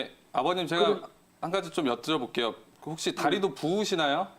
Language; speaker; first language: Korean; native; Korean